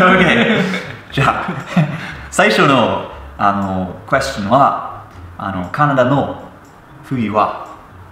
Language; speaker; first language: Japanese; non-native, fluent; English